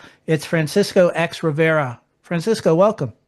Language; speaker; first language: English; native; English